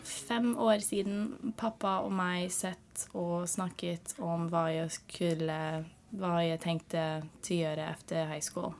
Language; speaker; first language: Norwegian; early bilingual, heritage; Norwegian